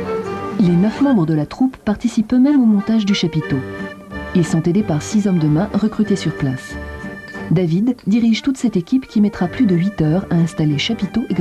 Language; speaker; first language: French; native; French